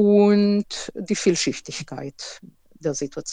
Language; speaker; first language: German; non-native, fluent; Hebrew